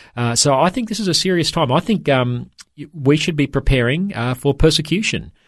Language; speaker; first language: English; native; English